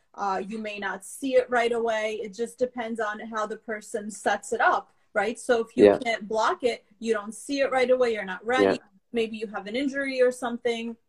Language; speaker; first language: English; early bilingual, other home language; Russian